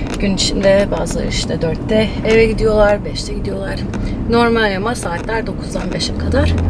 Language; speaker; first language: Turkish; early bilingual, heritage; Turkish